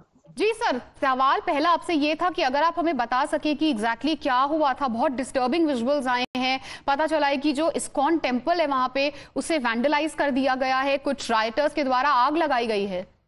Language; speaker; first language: Hindi; native; Hindi